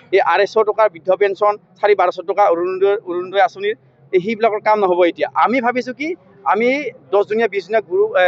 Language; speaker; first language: Assamese; non-native, local second language; Bodo